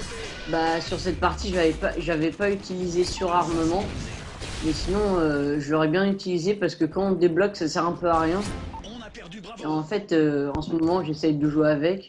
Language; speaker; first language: French; native; French